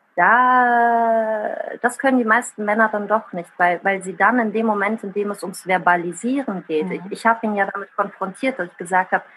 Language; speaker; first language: German; early bilingual, other home language; Italian